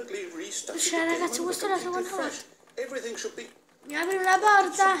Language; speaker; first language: Italian; native; Italian